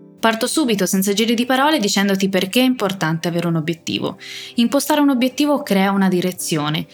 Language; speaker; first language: Italian; native; Italian